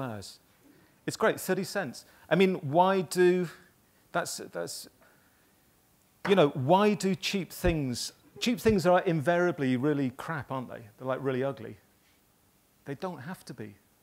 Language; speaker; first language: English; native; English